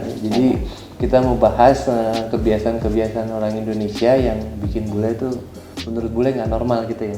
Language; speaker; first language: Indonesian; native; Indonesian